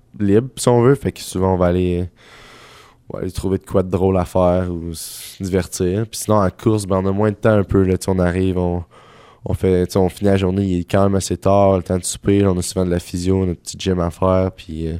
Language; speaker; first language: French; native; French